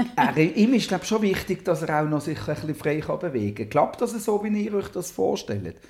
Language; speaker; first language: German; native; German